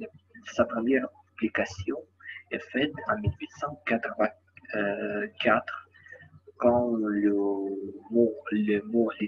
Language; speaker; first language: French; non-native, learner; Ukrainian